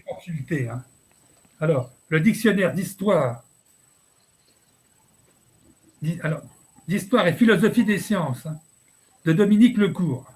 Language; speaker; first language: French; native; French